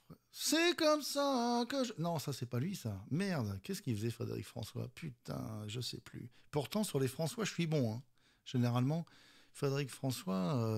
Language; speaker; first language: French; native; French